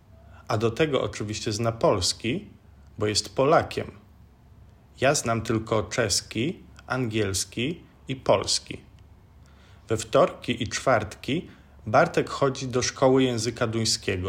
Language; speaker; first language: Polish; non-native, fluent; Czech